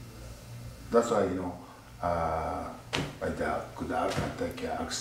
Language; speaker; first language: English; non-native, learner; Japanese